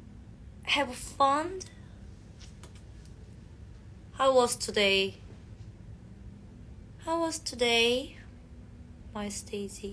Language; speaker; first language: English; non-native, learner; Korean